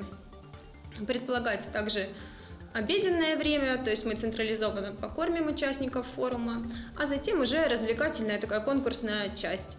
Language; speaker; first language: Russian; native; Russian